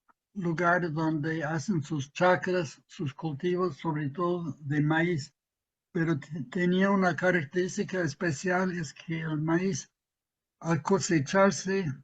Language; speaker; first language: Spanish; non-native, fluent; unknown